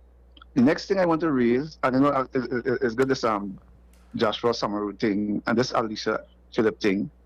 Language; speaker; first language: English; native; English